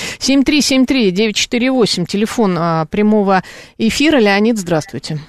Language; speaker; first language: Russian; native; Russian